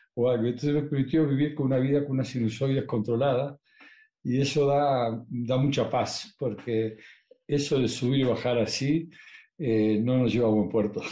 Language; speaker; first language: Spanish; native; Spanish